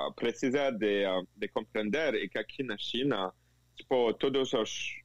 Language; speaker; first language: Portuguese; non-native, fluent; French